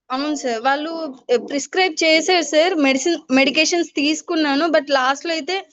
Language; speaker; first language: Telugu; native; Telugu